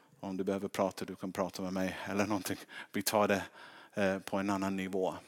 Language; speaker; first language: Swedish; non-native, fluent; English